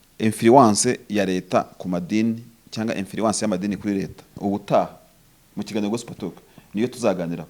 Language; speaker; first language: Kinyarwanda; native; Kinyarwanda